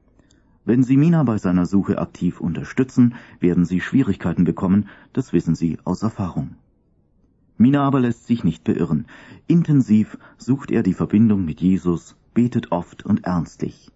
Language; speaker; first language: German; native; German